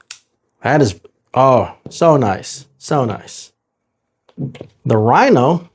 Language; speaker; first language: English; native; English